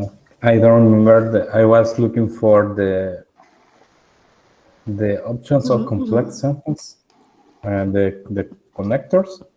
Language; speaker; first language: English; non-native, learner; Spanish